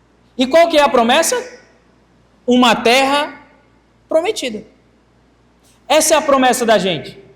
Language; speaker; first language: Portuguese; native; Portuguese